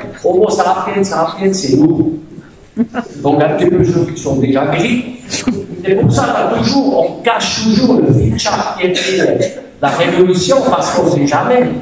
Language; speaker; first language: French; non-native, fluent; German